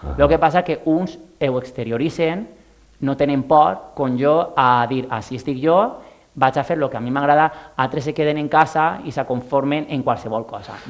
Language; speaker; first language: Catalan; non-native, local second language; Spanish